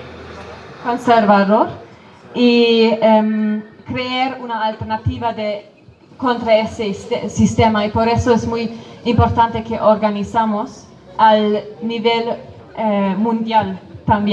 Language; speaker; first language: Spanish; non-native, fluent; Kurdish